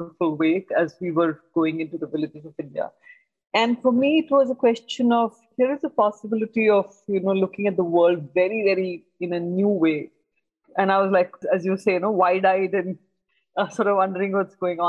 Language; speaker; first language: English; non-native, local second language; Hindi